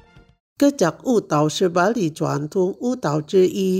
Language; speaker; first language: Chinese; non-native, fluent; Indonesian